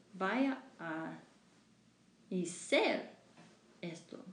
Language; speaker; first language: Spanish; non-native, learner; English